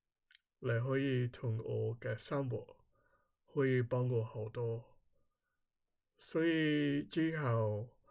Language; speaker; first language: Cantonese; early bilingual, heritage; Cantonese